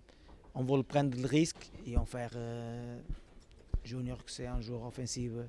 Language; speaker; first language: French; non-native, learner; Portuguese